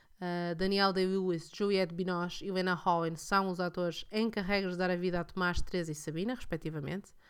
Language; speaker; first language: Portuguese; native; Portuguese